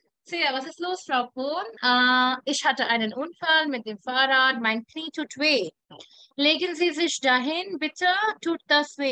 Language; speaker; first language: German; non-native, fluent; Hindi